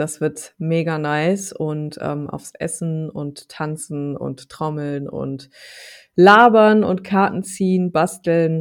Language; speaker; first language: German; native; German